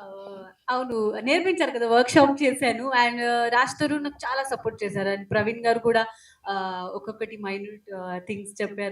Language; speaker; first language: Telugu; non-native, local second language; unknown